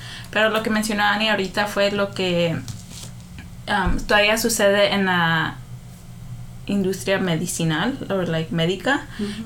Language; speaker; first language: Spanish; early bilingual, heritage; Spanish